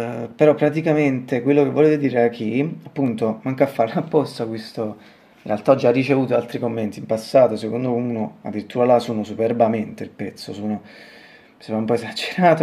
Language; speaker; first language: Italian; native; Italian